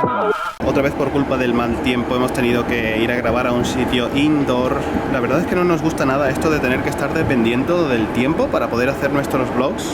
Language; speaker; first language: Spanish; native; Spanish